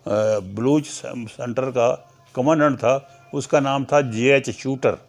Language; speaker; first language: Urdu; non-native, local second language; Punjabi